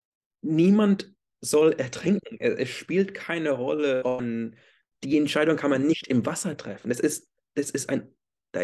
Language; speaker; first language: German; early bilingual, heritage; English